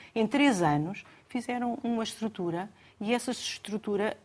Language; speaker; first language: Portuguese; native; Portuguese